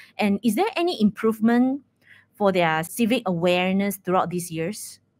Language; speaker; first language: English; non-native, local second language; Chinese